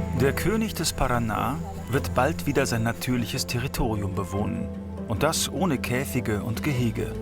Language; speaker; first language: German; native; German